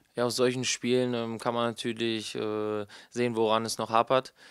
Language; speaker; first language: German; native; German